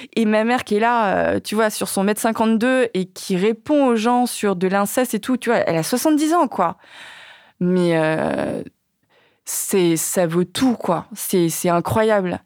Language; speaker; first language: French; early bilingual, other home language; Vietnamese